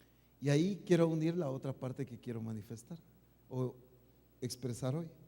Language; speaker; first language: Spanish; native; Spanish